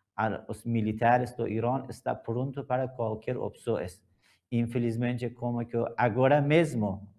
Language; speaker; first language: Portuguese; non-native, learner; Persian